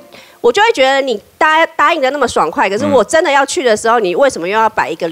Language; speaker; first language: Chinese; native; Chinese